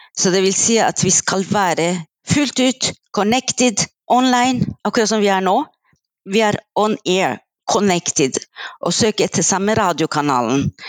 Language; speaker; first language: Norwegian; non-native, fluent; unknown